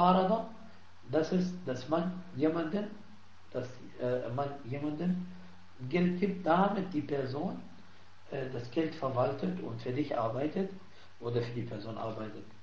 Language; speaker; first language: German; non-native, fluent; Arabic